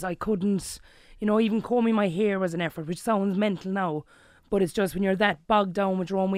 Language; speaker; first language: English; native; English